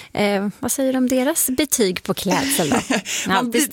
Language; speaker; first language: Swedish; native; Swedish